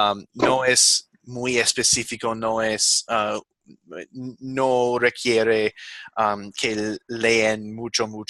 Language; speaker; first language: Spanish; non-native, fluent; English